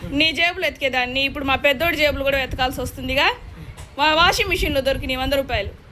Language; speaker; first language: Telugu; non-native, local second language; Urdu